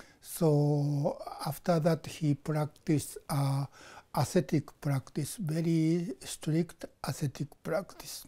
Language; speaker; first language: English; non-native, fluent; Japanese